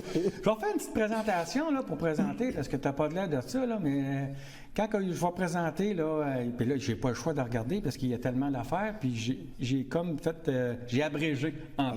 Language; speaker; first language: French; native; French